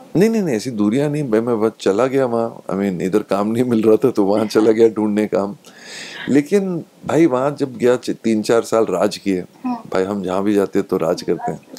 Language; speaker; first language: Hindi; native; Hindi